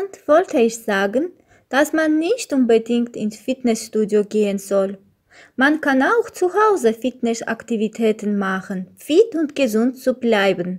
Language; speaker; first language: German; non-native, learner; Armenian